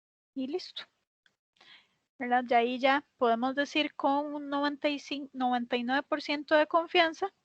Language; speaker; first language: Spanish; native; Spanish